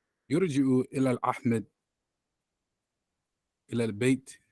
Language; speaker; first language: Arabic; non-native, learner; English